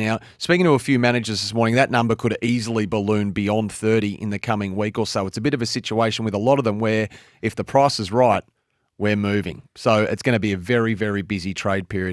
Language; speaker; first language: English; native; English